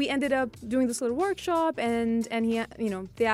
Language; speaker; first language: English; non-native, fluent; Urdu